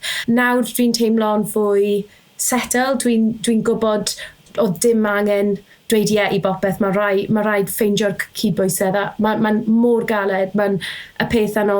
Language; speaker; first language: Welsh; native; Welsh